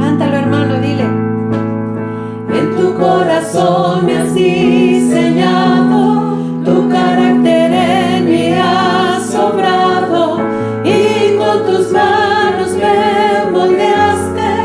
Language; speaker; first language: Spanish; native; Spanish